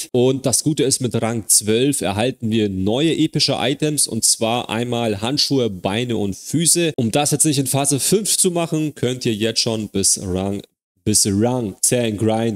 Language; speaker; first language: German; native; German